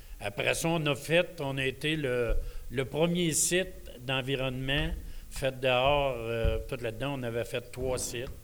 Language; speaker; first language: French; native; French